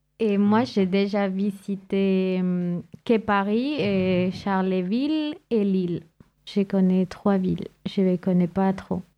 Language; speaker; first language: French; non-native, learner; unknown